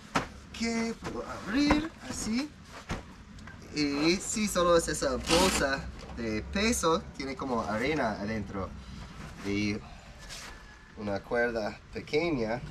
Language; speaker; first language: Spanish; non-native, learner; English